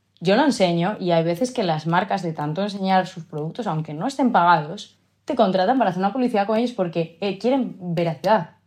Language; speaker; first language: Spanish; native; Spanish